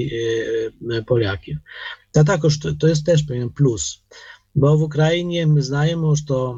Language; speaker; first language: Polish; non-native, learner; Ukrainian